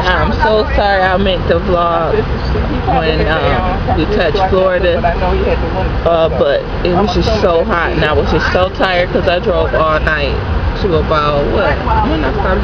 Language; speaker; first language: English; native; English